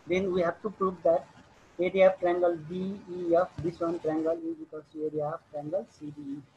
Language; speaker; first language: English; non-native, local second language; Nepali